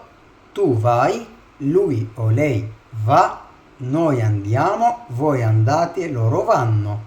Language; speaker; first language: Italian; non-native, fluent; Arabic